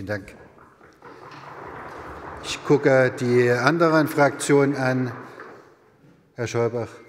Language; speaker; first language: German; native; German